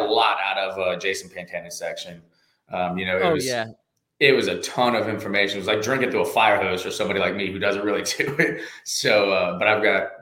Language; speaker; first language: English; native; English